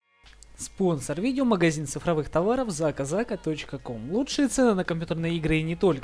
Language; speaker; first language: Russian; native; Russian